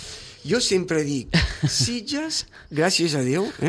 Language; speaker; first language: Catalan; native; Catalan